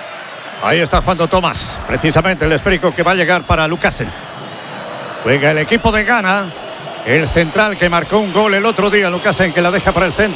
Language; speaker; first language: Spanish; native; Spanish